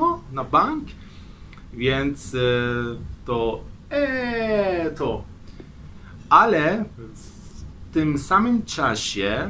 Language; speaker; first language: Polish; non-native, fluent; Persian